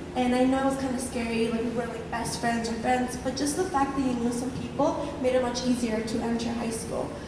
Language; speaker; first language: English; early bilingual, other home language; Spanish